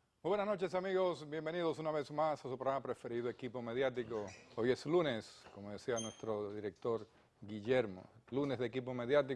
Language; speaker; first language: Spanish; native; Spanish